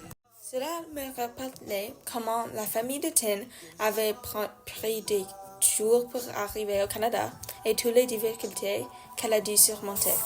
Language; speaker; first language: French; non-native, learner; English